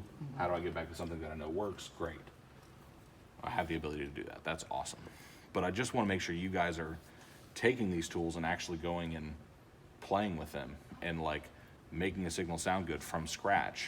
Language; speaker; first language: English; native; English